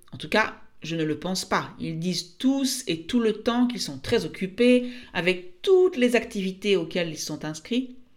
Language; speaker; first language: French; native; French